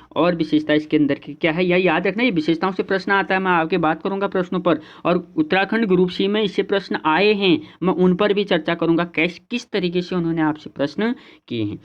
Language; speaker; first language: Hindi; native; Hindi